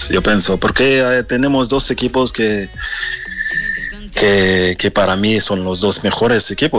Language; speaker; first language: Spanish; non-native, fluent; French